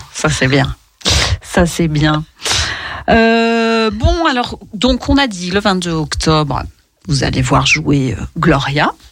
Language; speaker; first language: French; native; French